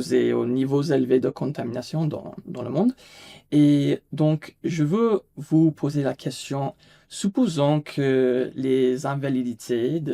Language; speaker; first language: French; non-native, fluent; English